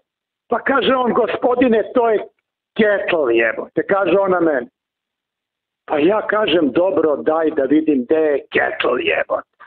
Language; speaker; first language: Serbian; native; Serbian